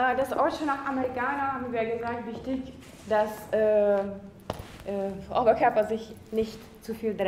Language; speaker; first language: German; non-native, fluent; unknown